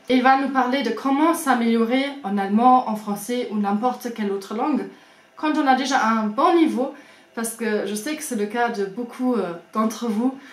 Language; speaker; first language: French; non-native, fluent; German